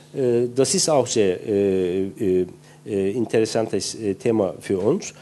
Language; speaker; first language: German; non-native, fluent; Turkish